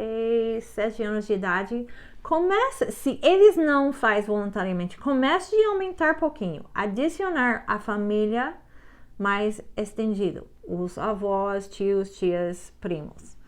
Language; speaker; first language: Portuguese; non-native, learner; English